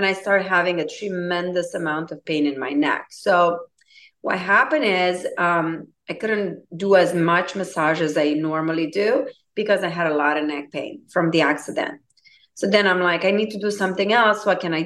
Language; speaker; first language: English; non-native, fluent; Romanian